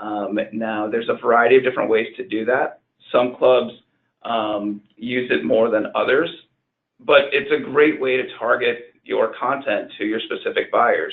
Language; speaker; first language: English; native; English